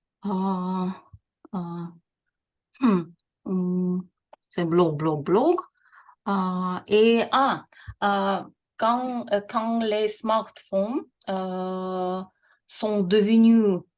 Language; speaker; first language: French; non-native, learner; Russian